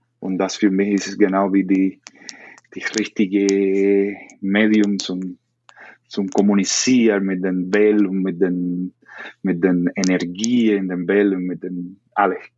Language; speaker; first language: German; non-native, learner; Spanish